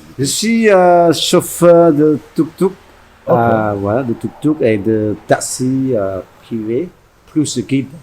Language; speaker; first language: French; non-native, fluent; Khmer